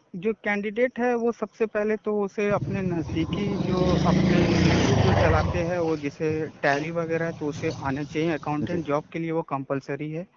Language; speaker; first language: Hindi; native; Hindi